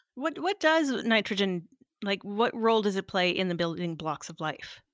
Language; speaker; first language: English; native; English